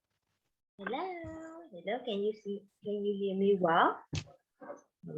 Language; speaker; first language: English; non-native, fluent; Vietnamese